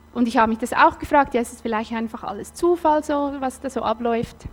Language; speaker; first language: German; native; German